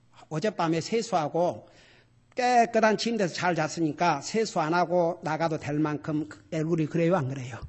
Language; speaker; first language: Korean; native; Korean